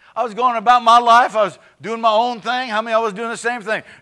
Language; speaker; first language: English; native; English